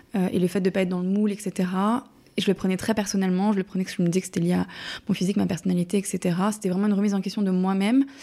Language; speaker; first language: French; native; French